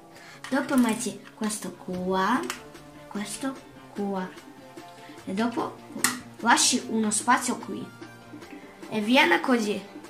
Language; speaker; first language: Italian; early bilingual, other home language; Russian